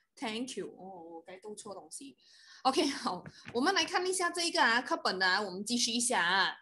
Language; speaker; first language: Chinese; native; Chinese